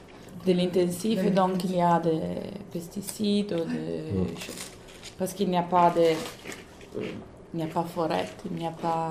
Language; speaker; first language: French; non-native, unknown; Italian